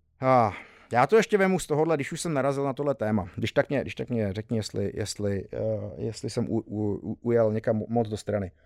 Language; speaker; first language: Czech; early bilingual, heritage; Czech